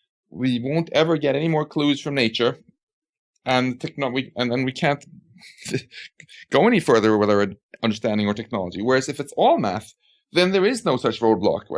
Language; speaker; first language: English; non-native, fluent; Swedish